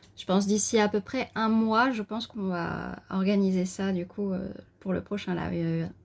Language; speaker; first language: French; native; French